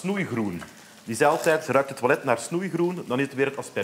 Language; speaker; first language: Dutch; native; Dutch